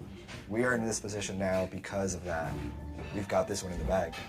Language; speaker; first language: English; native; English